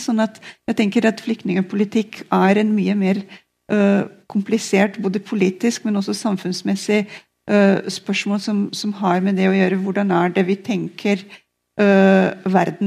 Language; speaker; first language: Norwegian; non-native, fluent; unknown